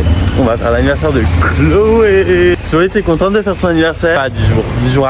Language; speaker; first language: French; native; French